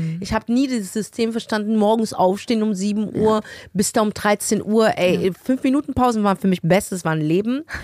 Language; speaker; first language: German; early bilingual, other home language; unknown